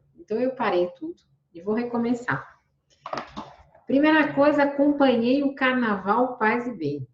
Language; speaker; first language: Portuguese; native; Portuguese